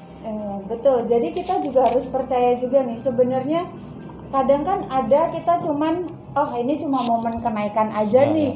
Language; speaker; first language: Indonesian; native; Indonesian